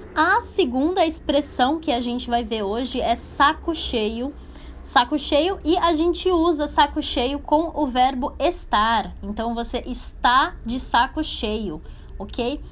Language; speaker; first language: Portuguese; native; Portuguese